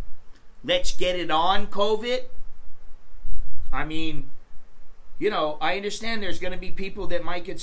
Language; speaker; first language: English; native; English